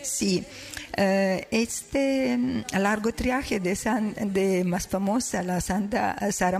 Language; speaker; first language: Spanish; non-native, learner; Serbian